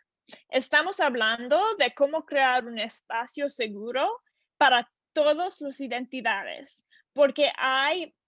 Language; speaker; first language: Spanish; non-native, learner; English